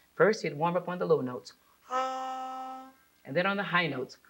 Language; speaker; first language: English; native; English